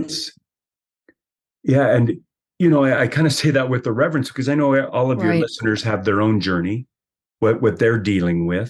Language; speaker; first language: English; native; English